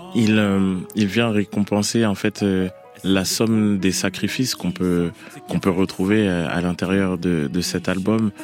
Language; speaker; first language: French; native; French